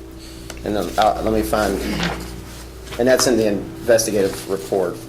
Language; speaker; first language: English; native; English